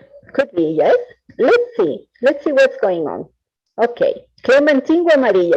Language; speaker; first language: English; non-native, fluent; Spanish